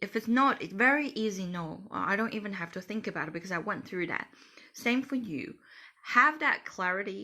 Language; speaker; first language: English; non-native, fluent; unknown